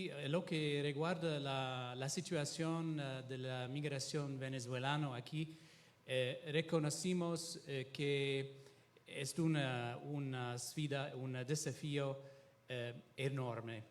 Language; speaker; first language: Spanish; non-native, fluent; Italian